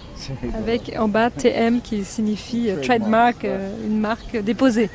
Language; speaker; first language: French; native; French